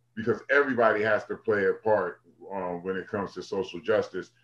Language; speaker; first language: English; native; English